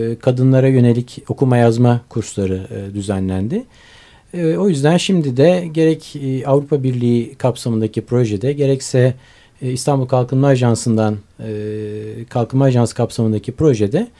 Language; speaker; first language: Turkish; native; Turkish